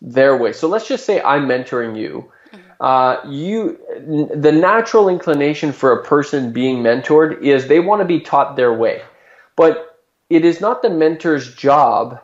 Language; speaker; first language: English; native; English